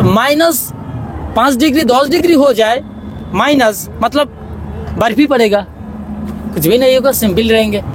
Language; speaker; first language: Hindi; non-native, local second language; Bangla